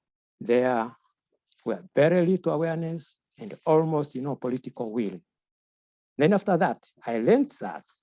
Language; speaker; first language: English; non-native, local second language; Swahili